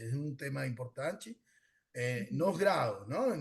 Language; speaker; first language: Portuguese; non-native, learner; Spanish